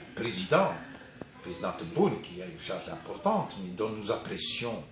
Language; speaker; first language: French; non-native, local second language; Arabic